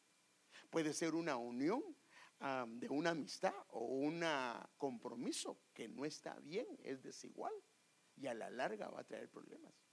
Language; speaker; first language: Spanish; native; Spanish